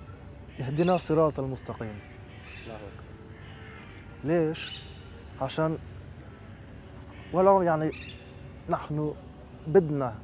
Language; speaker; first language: Arabic; non-native, fluent; French